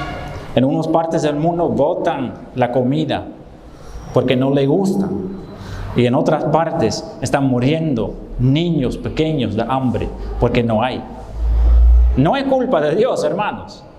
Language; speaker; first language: Spanish; non-native, fluent; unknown